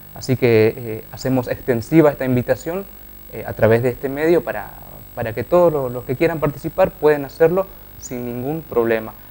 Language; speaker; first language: Spanish; native; Spanish